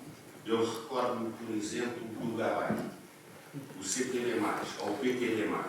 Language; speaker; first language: Portuguese; native; Portuguese